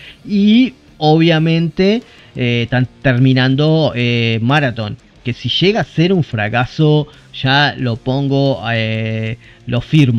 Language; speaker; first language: Spanish; native; Spanish